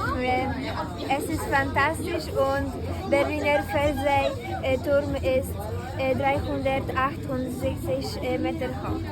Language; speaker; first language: German; non-native, learner; Polish